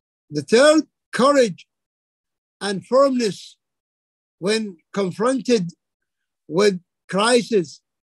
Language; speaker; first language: English; non-native, fluent; Arabic